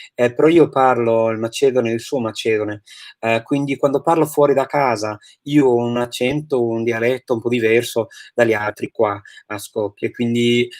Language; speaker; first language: Italian; non-native, fluent; English